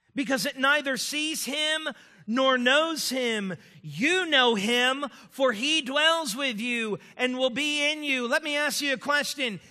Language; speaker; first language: English; native; English